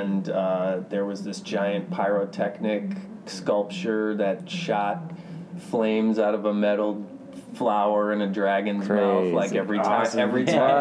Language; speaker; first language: English; native; English